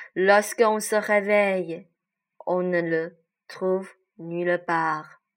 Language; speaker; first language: French; non-native, learner; Chinese